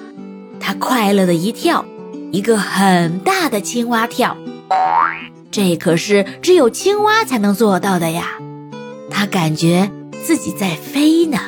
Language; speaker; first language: Chinese; native; Chinese